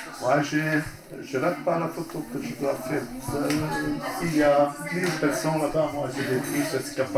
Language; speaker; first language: French; non-native, fluent; Bosnian